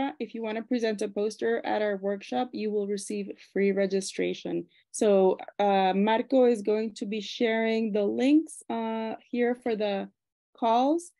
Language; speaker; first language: English; early bilingual, other home language; Spanish